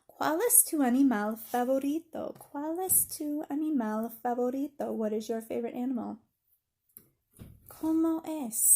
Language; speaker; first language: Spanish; non-native, fluent; English